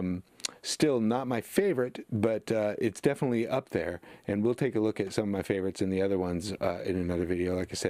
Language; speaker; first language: English; native; English